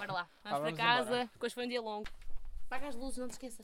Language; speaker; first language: Portuguese; native; Portuguese